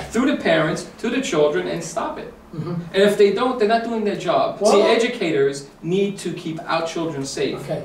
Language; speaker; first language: English; native; English